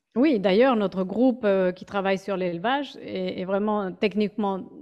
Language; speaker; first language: French; non-native, fluent; Spanish